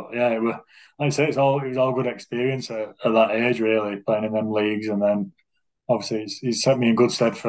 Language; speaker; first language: English; native; English